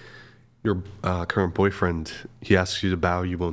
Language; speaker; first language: English; native; English